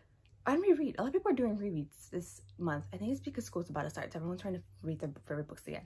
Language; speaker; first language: English; native; English